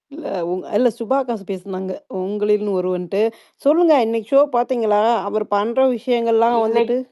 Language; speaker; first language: Tamil; native; Tamil